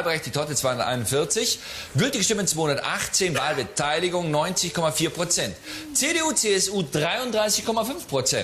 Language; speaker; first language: German; native; German